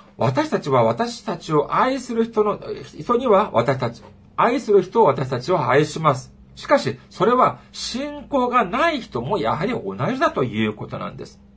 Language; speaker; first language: Japanese; non-native, fluent; Korean